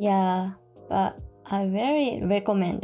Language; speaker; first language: English; non-native, learner; Japanese